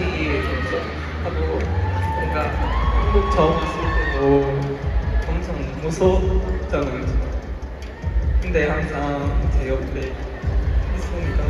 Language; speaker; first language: Korean; non-native, learner; Filipino